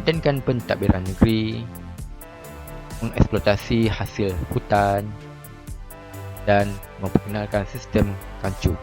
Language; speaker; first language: Malay; native; Malay